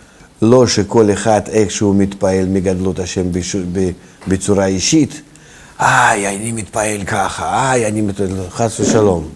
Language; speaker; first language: Hebrew; non-native, fluent; Russian